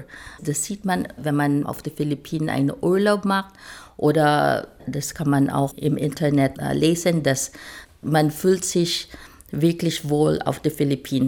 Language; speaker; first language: German; non-native, fluent; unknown